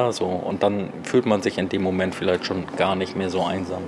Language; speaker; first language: German; native; German